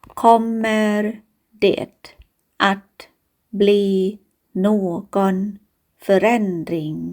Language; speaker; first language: Swedish; non-native, fluent; Thai